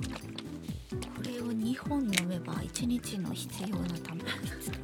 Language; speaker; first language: Japanese; native; Japanese